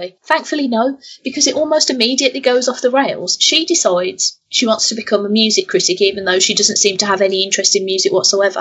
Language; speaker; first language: English; native; English